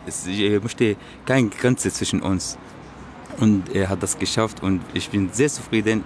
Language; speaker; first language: German; non-native, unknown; Arabic